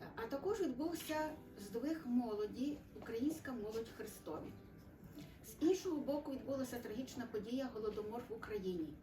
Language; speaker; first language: Ukrainian; native; Ukrainian